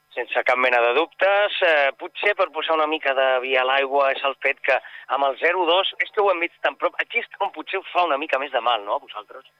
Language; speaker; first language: Catalan; native; Catalan